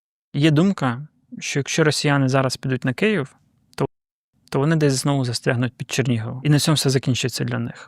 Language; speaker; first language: Ukrainian; native; Ukrainian